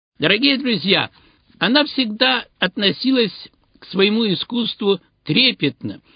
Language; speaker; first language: Russian; native; Russian